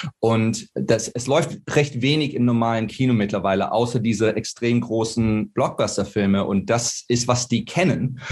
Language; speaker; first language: German; native; German